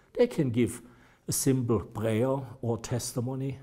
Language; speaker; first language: English; non-native, fluent; German